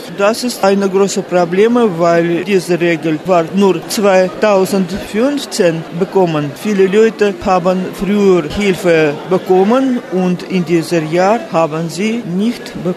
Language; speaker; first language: German; non-native, fluent; Russian